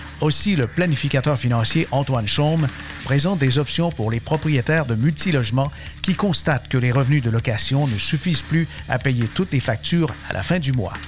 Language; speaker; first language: French; native; French